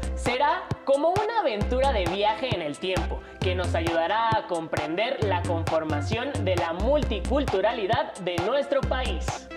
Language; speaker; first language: Spanish; native; Spanish